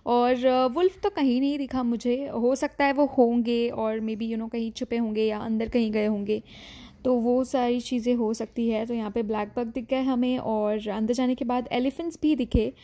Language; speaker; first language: Hindi; native; Hindi